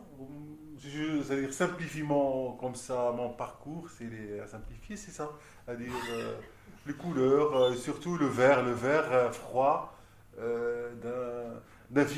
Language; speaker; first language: French; non-native, local second language; Arabic